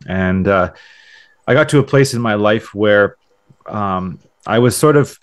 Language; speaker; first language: English; native; English